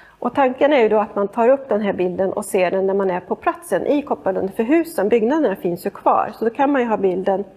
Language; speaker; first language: Swedish; native; Swedish